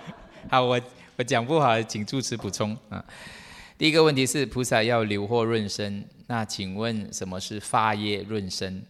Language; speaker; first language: Chinese; native; Chinese